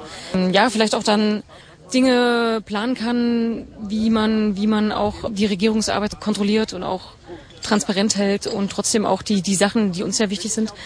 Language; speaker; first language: German; native; German